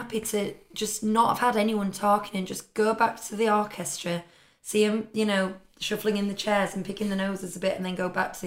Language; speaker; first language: English; native; English